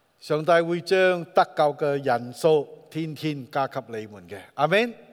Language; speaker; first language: Chinese; non-native, local second language; Min Nan Chinese